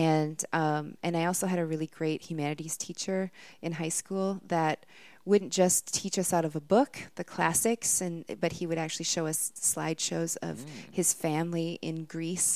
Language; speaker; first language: English; native; English